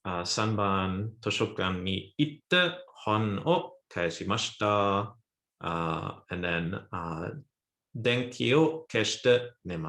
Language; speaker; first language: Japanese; non-native, fluent; English